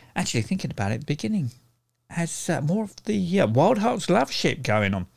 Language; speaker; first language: English; native; English